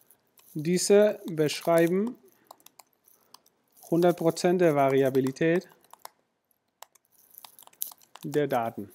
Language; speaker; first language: German; non-native, fluent; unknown